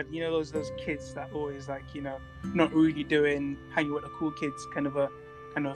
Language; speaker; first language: English; non-native, local second language; Tswana